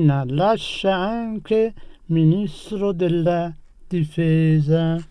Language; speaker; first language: Italian; non-native, fluent; Persian